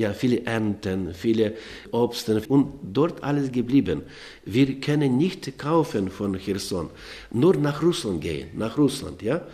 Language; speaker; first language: German; non-native, learner; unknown